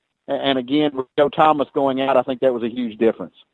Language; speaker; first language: English; native; English